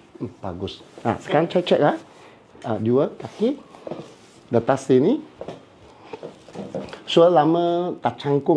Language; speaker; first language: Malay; non-native, local second language; Cantonese